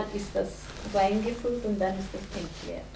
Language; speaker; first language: German; non-native, fluent; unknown